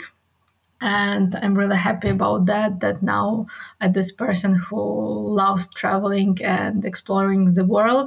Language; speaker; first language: English; non-native, fluent; Ukrainian